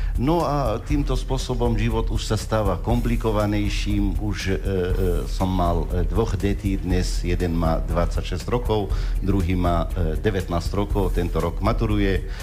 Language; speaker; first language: Slovak; non-native, fluent; Arabic